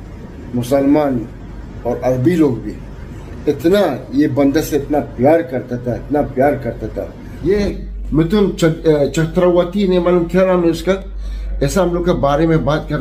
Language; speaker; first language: Hindi; non-native, learner; Arabic